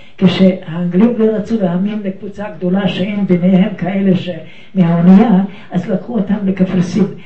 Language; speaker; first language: Hebrew; non-native, fluent; Yiddish